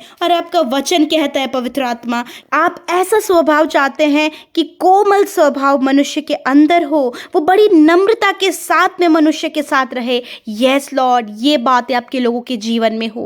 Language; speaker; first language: Hindi; native; Hindi